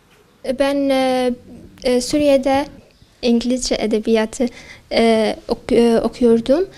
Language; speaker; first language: Turkish; non-native, fluent; Kurdish